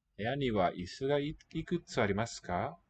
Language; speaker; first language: Japanese; non-native, learner; English